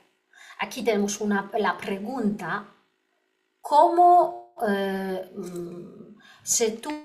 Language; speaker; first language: Spanish; non-native, learner; Polish